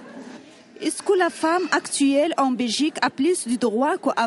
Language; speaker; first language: French; non-native, learner; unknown